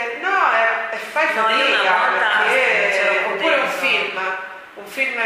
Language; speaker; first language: Italian; native; Italian